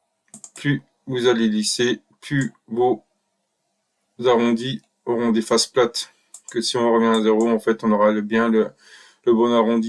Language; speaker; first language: French; native; French